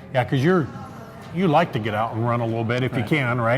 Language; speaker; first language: English; native; English